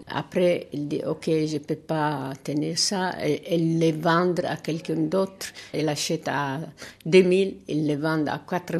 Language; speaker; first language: French; non-native, learner; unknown